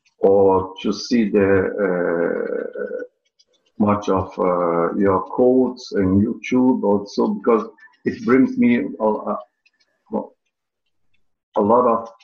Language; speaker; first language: English; non-native, learner; Portuguese